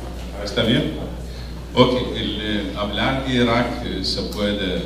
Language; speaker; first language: Spanish; non-native, fluent; Arabic